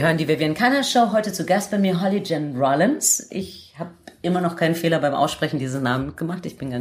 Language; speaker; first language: German; native; German